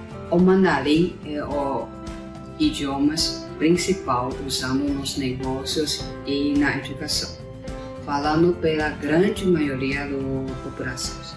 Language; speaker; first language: Portuguese; non-native, fluent; Chinese